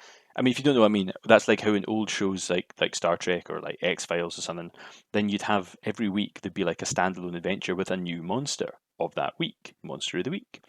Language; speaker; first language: English; native; English